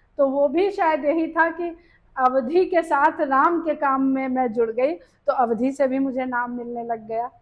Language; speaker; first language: Hindi; native; Hindi